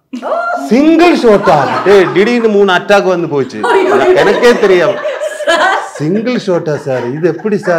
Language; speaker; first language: Tamil; non-native, learner; Malayalam